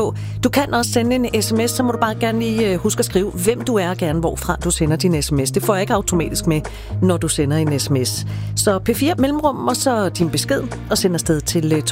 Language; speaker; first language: Danish; native; Danish